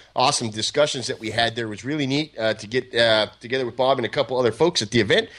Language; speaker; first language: English; native; English